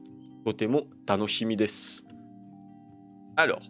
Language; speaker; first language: Japanese; non-native, learner; French